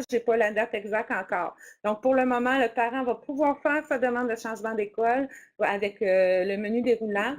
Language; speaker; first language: French; native; French